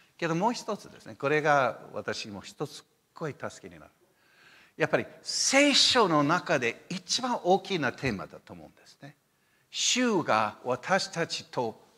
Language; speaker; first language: Japanese; non-native, fluent; English